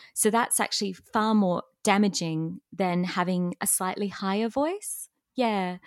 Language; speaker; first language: English; native; English